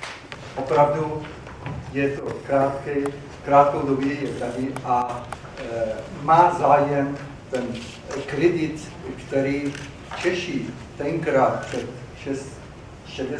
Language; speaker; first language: Czech; non-native, fluent; Persian